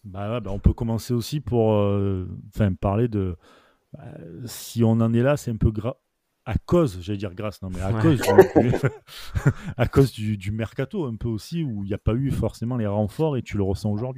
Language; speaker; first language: French; native; French